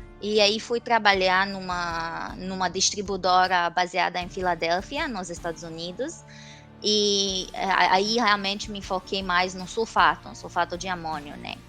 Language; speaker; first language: Portuguese; non-native, fluent; Romanian